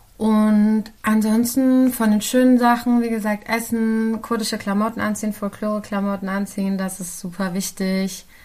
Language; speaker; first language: German; early bilingual, other home language; Central Kurdish